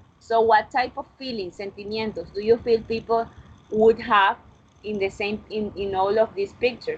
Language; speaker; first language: English; non-native, fluent; Spanish